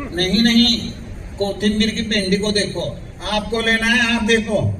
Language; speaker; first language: Hindi; non-native, local second language; Marathi